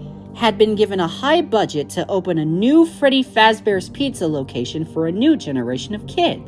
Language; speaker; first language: English; native; English